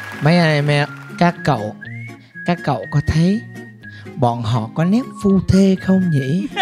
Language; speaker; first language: Vietnamese; native; Vietnamese